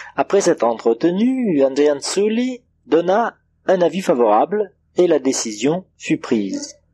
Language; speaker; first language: French; non-native, local second language; Comorian